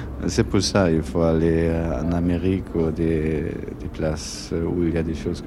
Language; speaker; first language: French; non-native, fluent; German